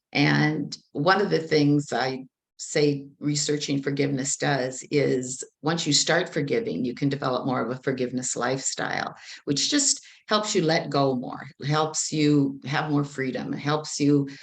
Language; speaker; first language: English; native; English